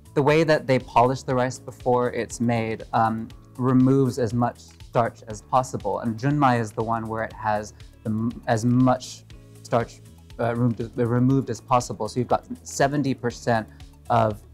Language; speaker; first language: English; native; English